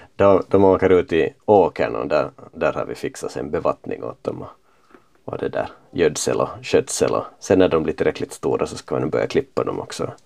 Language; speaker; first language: Swedish; native; Swedish